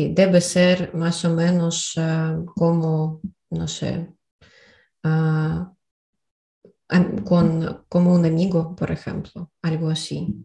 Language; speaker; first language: Spanish; non-native, learner; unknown